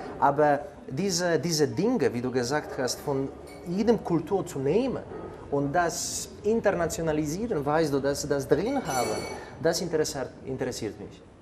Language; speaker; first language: German; non-native, fluent; Polish